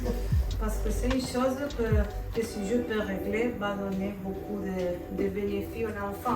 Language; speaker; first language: French; non-native, fluent; Spanish